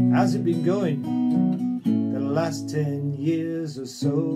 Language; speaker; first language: English; native; English